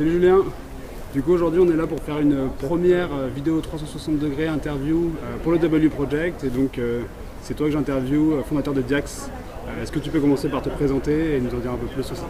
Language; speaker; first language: French; native; French